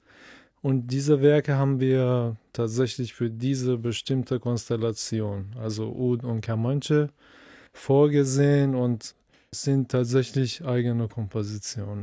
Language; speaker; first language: German; non-native, fluent; Persian